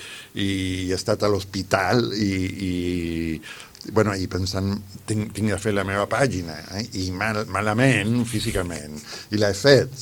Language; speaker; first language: Catalan; non-native, fluent; Spanish